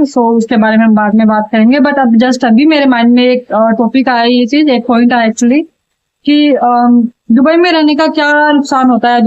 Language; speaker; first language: Hindi; native; Hindi